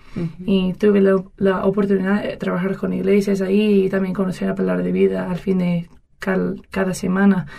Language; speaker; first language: Spanish; non-native, fluent; English